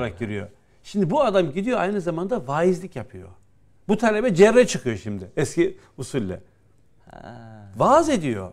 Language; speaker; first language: Turkish; native; Turkish